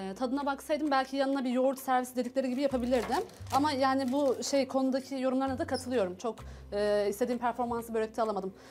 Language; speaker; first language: Turkish; native; Turkish